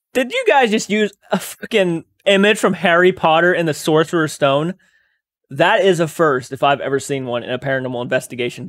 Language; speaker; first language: English; native; English